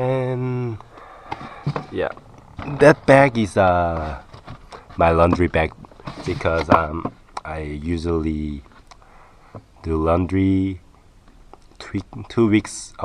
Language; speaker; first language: English; non-native, learner; Korean